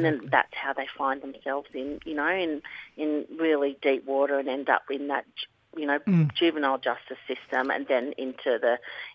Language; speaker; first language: English; native; English